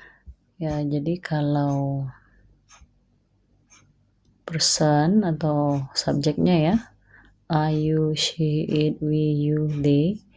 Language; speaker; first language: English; non-native, fluent; Indonesian